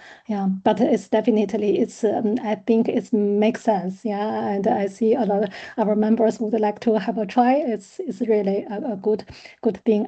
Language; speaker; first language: English; non-native, learner; German